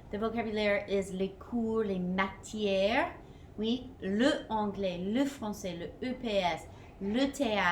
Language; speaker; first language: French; non-native, fluent; English